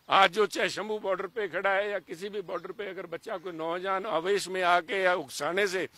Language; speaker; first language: Hindi; native; Hindi